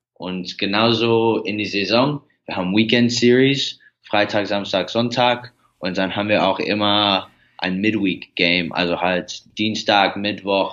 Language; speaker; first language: German; early bilingual, heritage; English